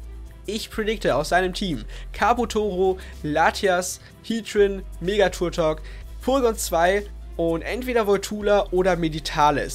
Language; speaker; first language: German; native; German